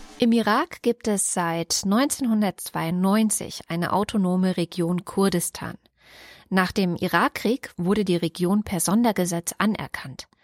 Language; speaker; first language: German; native; German